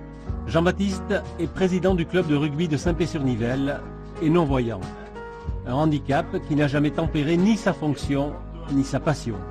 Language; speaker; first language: French; native; French